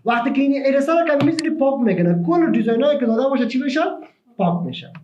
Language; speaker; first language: Persian; native; Persian